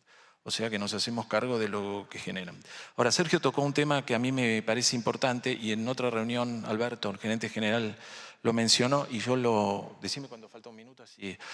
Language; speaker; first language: Spanish; native; Spanish